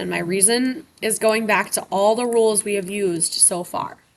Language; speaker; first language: English; native; English